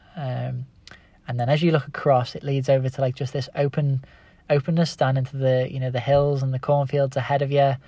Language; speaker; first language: English; native; English